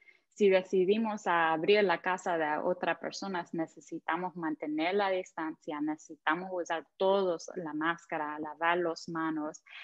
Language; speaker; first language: Spanish; non-native, fluent; English